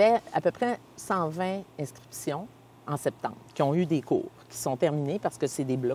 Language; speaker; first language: French; native; French